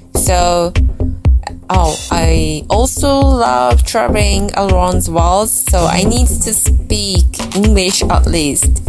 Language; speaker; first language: English; non-native, fluent; Japanese